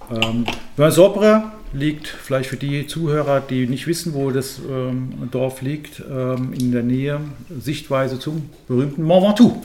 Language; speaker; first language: German; native; German